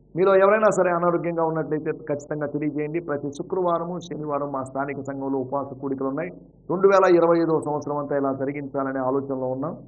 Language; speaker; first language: Telugu; native; Telugu